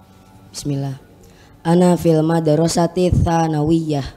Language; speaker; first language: Arabic; non-native, learner; Indonesian